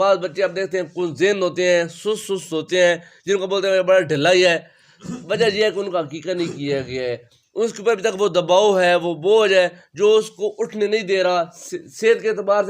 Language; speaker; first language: Urdu; native; Urdu